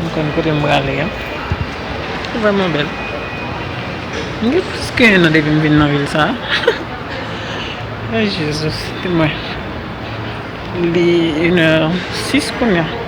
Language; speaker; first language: French; non-native, learner; Haitian Creole